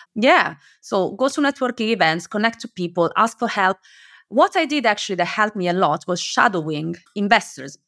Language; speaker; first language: English; non-native, fluent; Italian